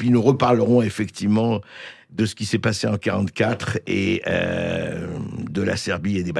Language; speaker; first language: French; native; French